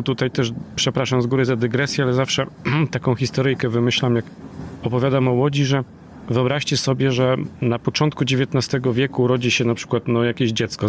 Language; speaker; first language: Polish; native; Polish